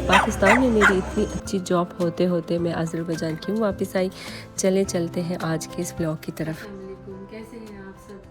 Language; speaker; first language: Urdu; non-native, local second language; Northern Hindko